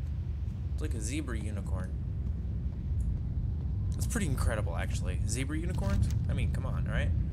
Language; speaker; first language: English; native; English